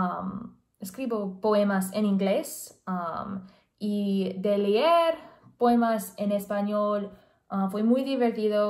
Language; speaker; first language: Spanish; non-native, learner; English